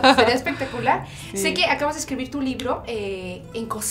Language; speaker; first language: Spanish; native; Spanish